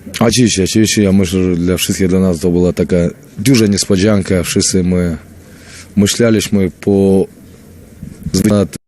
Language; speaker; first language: Polish; non-native, fluent; Russian